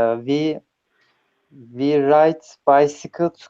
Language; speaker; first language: English; non-native, learner; Turkish